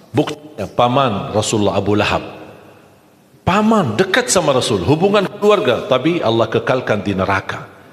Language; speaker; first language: Malay; non-native, fluent; Arabic